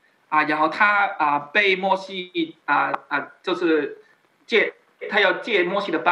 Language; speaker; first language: Chinese; native; Chinese